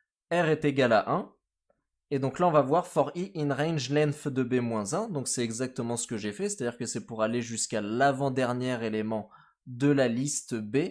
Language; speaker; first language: French; native; French